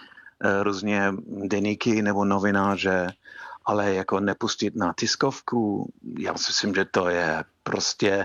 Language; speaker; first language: Czech; non-native, fluent; English